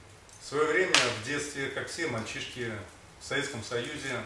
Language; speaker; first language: Russian; native; Russian